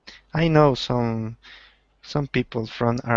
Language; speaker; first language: English; non-native, learner; Spanish